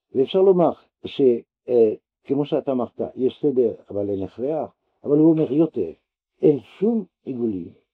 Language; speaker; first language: Hebrew; non-native, fluent; French